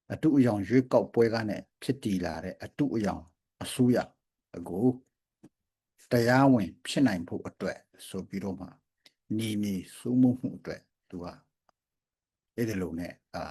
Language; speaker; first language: Burmese; non-native, local second language; Hakha Chin